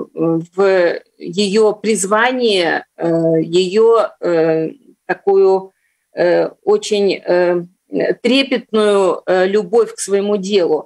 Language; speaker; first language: Russian; native; Russian